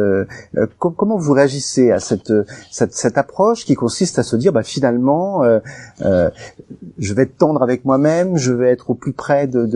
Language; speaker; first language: French; native; French